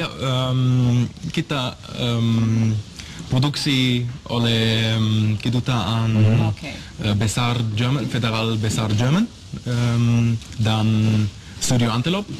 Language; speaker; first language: Indonesian; non-native, learner; German